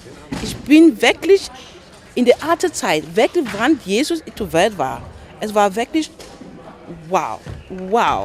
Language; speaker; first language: German; non-native, learner; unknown